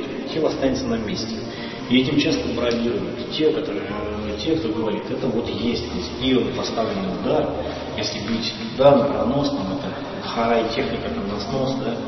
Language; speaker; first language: Russian; native; Russian